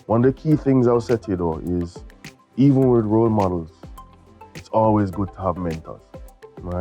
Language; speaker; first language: English; native; English